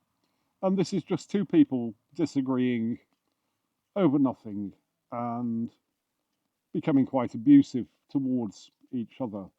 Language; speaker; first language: English; native; English